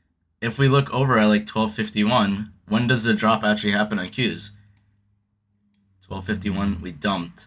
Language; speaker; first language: English; native; English